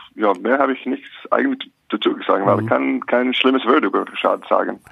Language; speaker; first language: German; non-native, learner; English